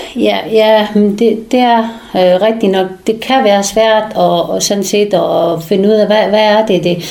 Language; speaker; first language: Danish; non-native, fluent; Persian